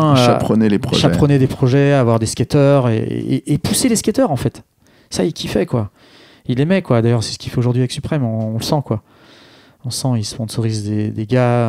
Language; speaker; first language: French; native; French